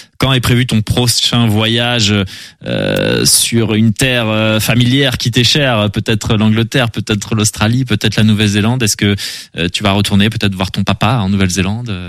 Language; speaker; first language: French; native; French